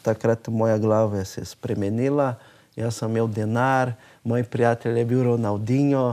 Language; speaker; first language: Slovenian; non-native, learner; Portuguese